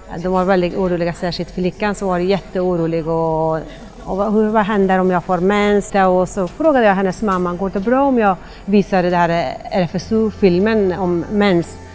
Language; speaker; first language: Swedish; non-native, fluent; Persian